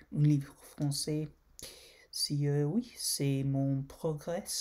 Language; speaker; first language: French; non-native, learner; English